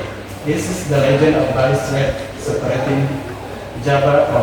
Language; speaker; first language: English; non-native, fluent; Indonesian